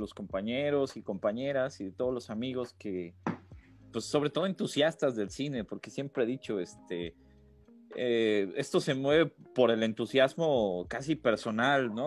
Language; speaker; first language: Spanish; native; Spanish